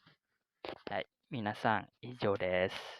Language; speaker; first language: Japanese; non-native, learner; Indonesian